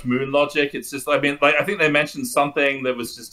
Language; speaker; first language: English; native; English